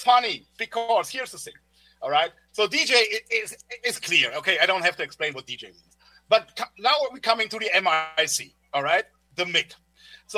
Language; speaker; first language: English; non-native, fluent; German